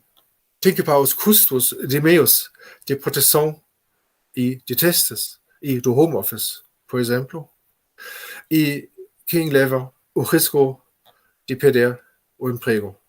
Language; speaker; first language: Portuguese; non-native, fluent; German